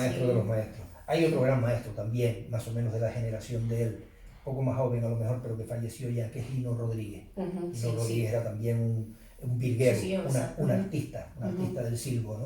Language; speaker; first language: Spanish; native; Spanish